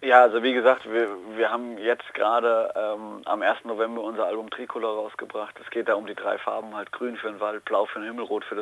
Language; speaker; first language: German; native; German